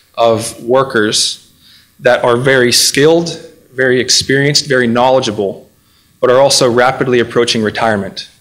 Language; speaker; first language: English; native; English